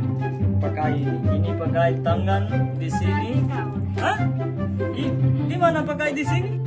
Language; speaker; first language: Indonesian; non-native, learner; Hindi